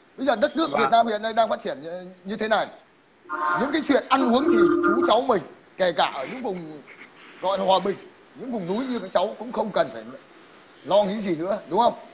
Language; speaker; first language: Vietnamese; native; Vietnamese